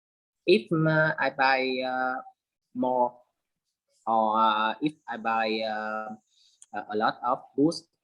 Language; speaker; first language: English; non-native, learner; Vietnamese